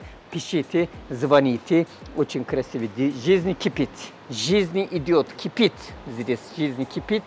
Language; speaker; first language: Russian; non-native, learner; Turkish